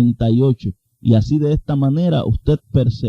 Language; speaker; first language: Spanish; native; Spanish